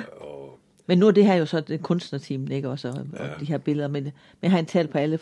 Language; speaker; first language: Danish; native; Danish